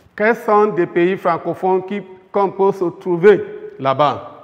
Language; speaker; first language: French; non-native, fluent; Yoruba